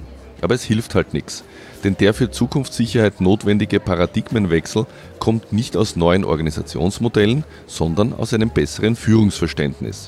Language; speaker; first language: German; native; German